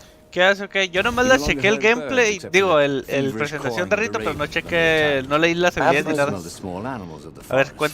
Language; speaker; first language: Spanish; native; Spanish